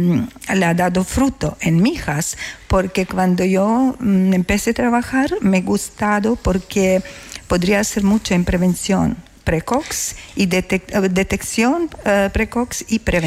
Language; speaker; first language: Spanish; non-native, learner; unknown